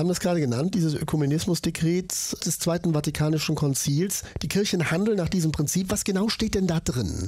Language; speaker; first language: German; native; German